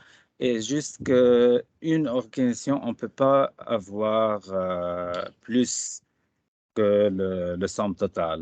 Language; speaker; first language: French; non-native, fluent; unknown